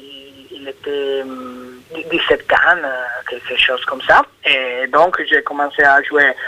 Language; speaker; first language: French; non-native, learner; Italian